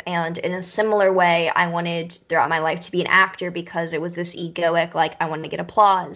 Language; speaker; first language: English; native; English